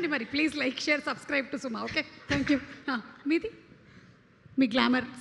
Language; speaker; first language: Telugu; native; Telugu